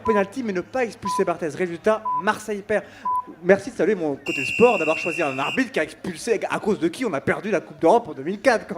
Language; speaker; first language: French; native; French